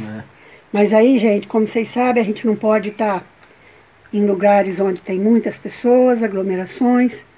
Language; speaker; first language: Portuguese; native; Portuguese